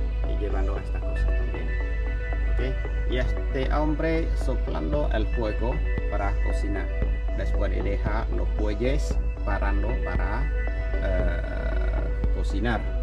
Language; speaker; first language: Spanish; non-native, fluent; Khmer